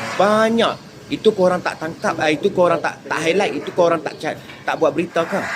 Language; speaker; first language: Malay; native; Malay